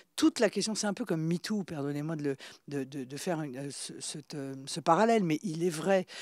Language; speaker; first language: French; native; French